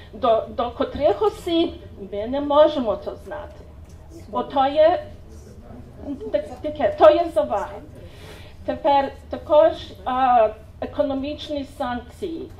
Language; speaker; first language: Ukrainian; early bilingual, heritage; Ukrainian